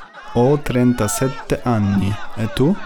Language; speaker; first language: Italian; non-native, learner; Polish